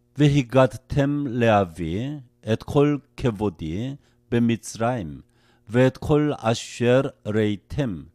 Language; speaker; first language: Hebrew; non-native, fluent; Korean